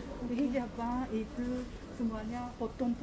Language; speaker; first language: Indonesian; non-native, learner; Japanese